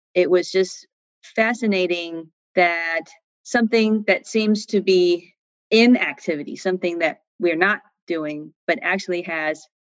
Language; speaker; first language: English; non-native, fluent; Chinese